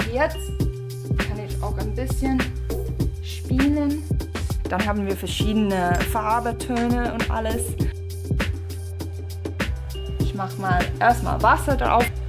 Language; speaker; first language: German; non-native, fluent; English